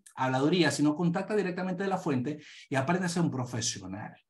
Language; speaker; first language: Spanish; native; Spanish